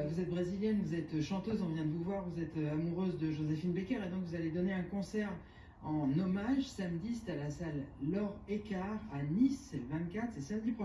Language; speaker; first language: French; native; French